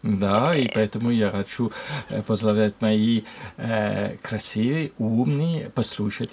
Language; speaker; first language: Russian; non-native, learner; French